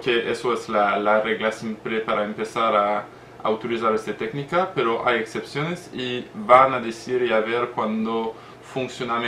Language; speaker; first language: Spanish; non-native, learner; French